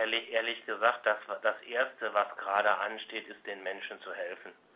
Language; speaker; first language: German; native; German